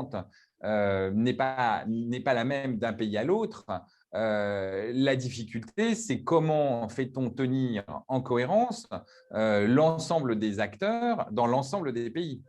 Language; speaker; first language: French; native; French